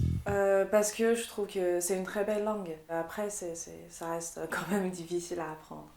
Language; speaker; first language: French; non-native, fluent; Chinese